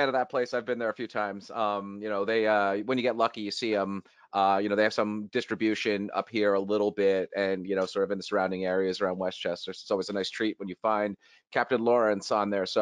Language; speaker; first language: English; native; English